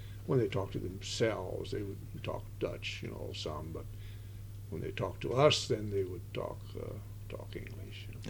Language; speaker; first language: English; early bilingual, other home language; Dutch